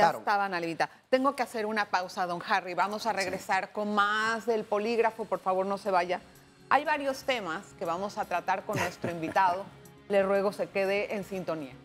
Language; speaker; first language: Spanish; native; Spanish